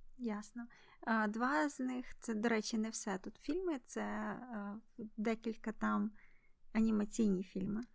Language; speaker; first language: Ukrainian; native; Ukrainian